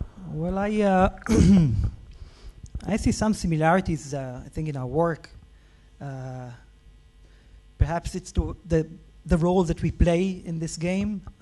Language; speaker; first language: English; non-native, fluent; Hebrew